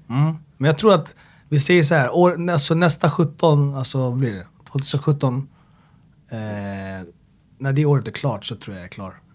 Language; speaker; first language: Swedish; early bilingual, other home language; Amharic